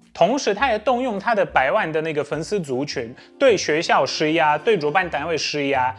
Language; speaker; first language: Chinese; native; Chinese